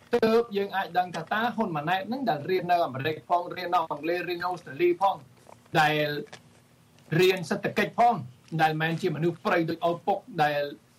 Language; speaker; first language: Khmer; early bilingual, heritage; Khmer